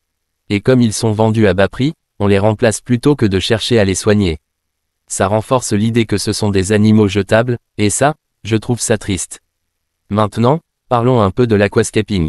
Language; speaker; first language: French; native; French